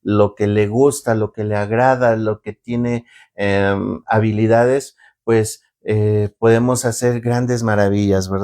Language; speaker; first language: Spanish; native; Spanish